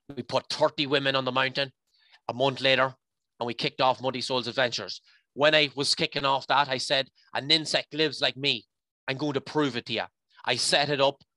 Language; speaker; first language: English; native; English